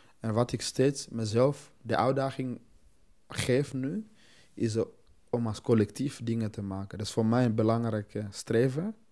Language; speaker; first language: Dutch; non-native, fluent; Swahili